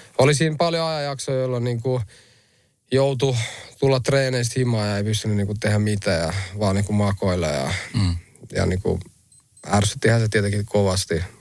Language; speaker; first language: Finnish; early bilingual, other home language; Albanian